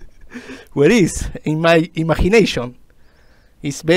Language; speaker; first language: English; non-native, learner; Spanish